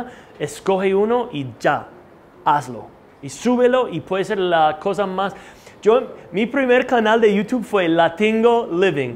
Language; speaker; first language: Spanish; non-native, fluent; English